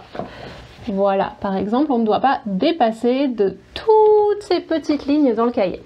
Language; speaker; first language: French; native; French